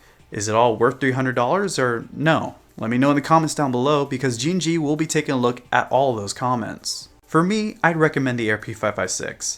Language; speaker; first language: English; native; English